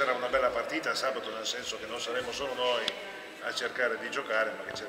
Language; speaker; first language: Italian; native; Italian